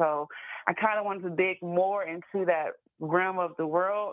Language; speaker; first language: English; native; English